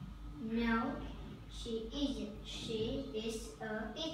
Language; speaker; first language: English; non-native, learner; Vietnamese